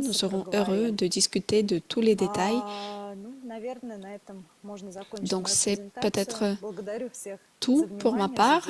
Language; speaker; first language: French; non-native, fluent; Russian